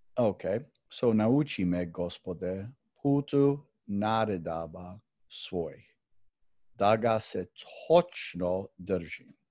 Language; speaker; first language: Croatian; early bilingual, heritage; Croatian